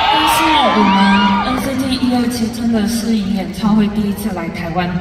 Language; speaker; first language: Chinese; native; Chinese